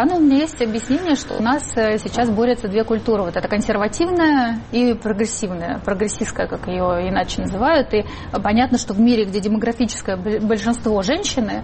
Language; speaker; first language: Russian; native; Russian